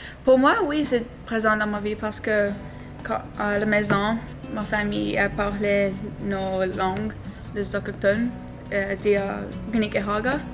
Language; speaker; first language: French; non-native, learner; English